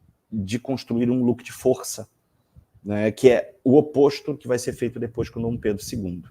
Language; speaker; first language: Portuguese; native; Portuguese